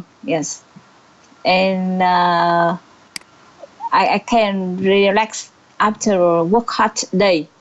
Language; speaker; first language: English; non-native, learner; Vietnamese